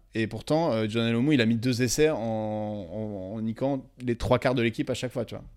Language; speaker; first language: French; native; French